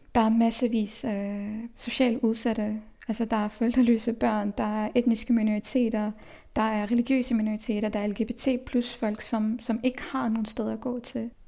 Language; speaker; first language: Danish; early bilingual, other home language; Persian